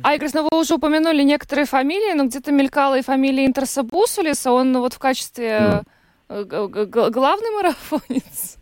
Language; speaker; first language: Russian; native; Russian